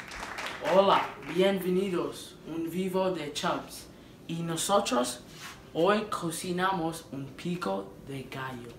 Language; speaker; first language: Spanish; non-native, learner; English